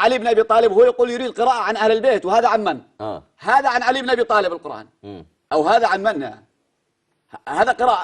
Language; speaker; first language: Arabic; native; Arabic